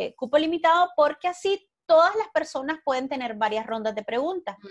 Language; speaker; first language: Spanish; native; Spanish